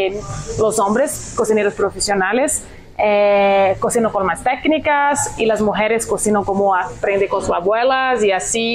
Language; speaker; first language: Spanish; non-native, fluent; Portuguese